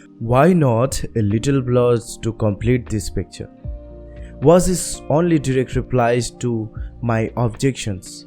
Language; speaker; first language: English; non-native, local second language; Bangla